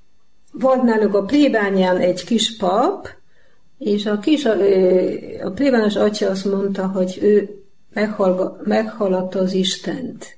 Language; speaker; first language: Hungarian; non-native, learner; Polish